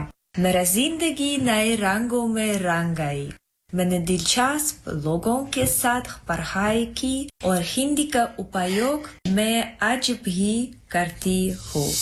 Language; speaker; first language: Hindi; non-native, fluent; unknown